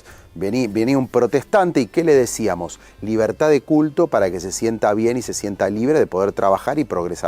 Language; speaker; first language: Spanish; native; Spanish